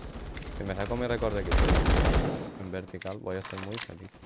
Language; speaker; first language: Spanish; native; Spanish